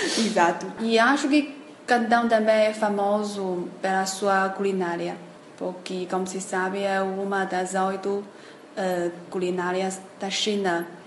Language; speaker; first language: Portuguese; non-native, fluent; Chinese